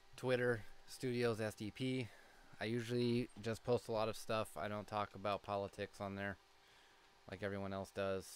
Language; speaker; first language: English; native; English